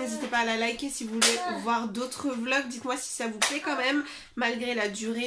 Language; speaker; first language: French; native; French